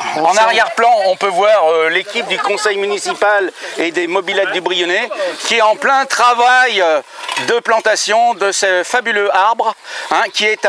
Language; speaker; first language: French; native; French